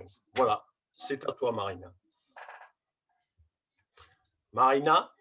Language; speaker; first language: French; native; French